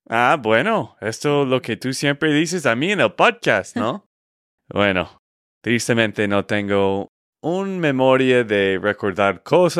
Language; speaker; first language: Spanish; non-native, fluent; English